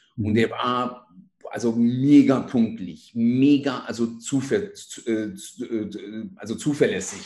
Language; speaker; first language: German; non-native, fluent; Persian